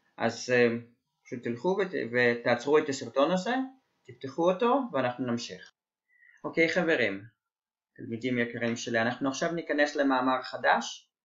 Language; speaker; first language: Hebrew; native; Hebrew